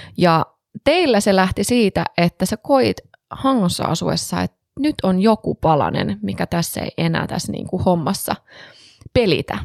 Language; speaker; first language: Finnish; native; Finnish